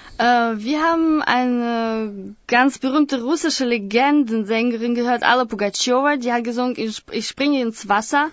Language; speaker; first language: German; non-native, fluent; Russian